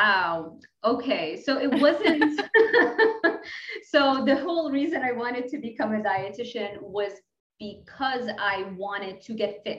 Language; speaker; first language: English; non-native, fluent; Arabic